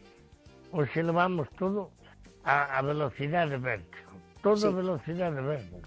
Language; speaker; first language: Spanish; non-native, local second language; Galician